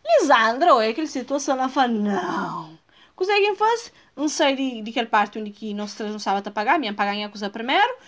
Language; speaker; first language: Portuguese; non-native, local second language; Kabuverdianu